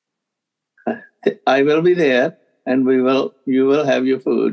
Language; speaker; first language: English; non-native, local second language; Punjabi